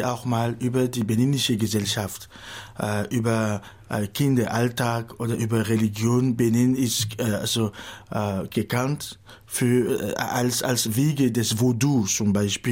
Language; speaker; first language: German; non-native, fluent; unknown